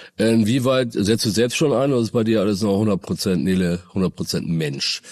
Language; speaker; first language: German; native; German